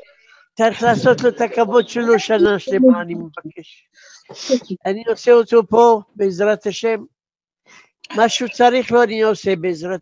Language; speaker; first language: Hebrew; non-native, learner; Arabic